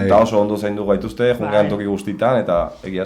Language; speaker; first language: Basque; native; Basque